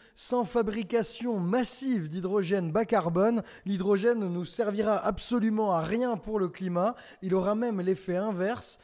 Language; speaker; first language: French; native; French